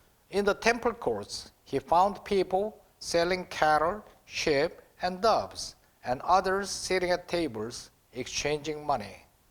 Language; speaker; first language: English; non-native, fluent; Korean